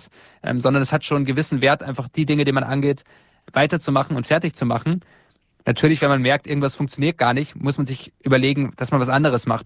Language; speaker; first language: German; native; German